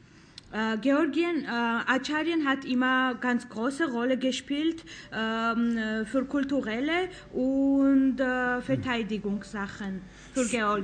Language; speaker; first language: German; non-native, fluent; Georgian